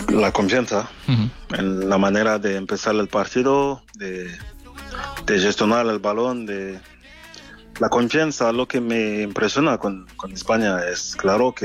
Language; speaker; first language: Spanish; non-native, learner; French